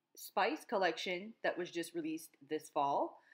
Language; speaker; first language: English; non-native, local second language; French